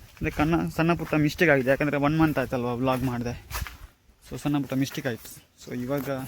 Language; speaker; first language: Kannada; non-native, local second language; Tulu